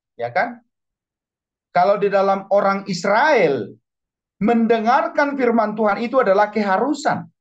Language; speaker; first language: Indonesian; non-native, local second language; Batak Toba